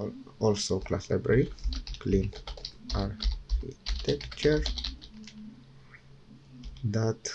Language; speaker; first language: English; non-native, fluent; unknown